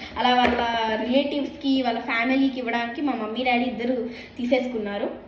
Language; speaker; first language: Telugu; early bilingual, heritage; Telugu